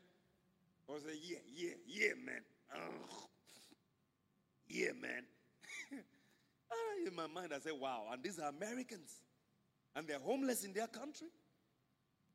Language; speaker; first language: English; non-native, local second language; Yoruba